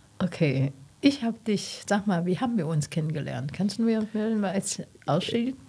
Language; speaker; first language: German; non-native, learner; Chinese